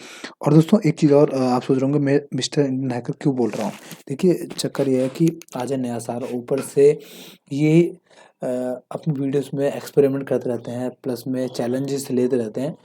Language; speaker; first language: Hindi; native; Hindi